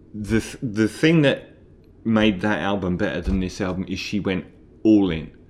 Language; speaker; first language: English; native; English